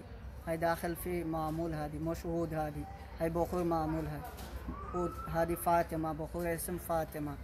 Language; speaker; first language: Arabic; non-native, learner; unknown